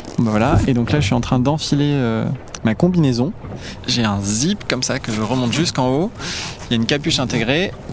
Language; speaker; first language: French; native; French